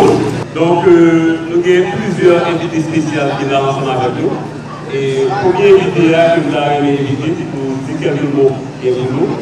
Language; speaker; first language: French; non-native, local second language; Haitian Creole